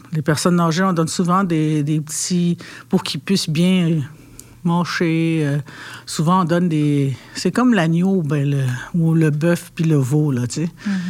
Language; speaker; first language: French; non-native, local second language; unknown